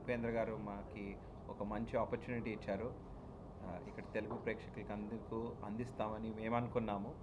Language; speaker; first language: Telugu; native; Telugu